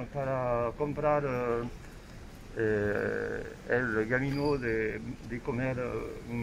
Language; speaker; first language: Spanish; non-native, learner; French